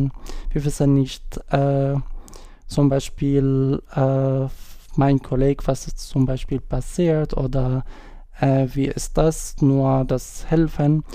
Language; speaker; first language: German; non-native, learner; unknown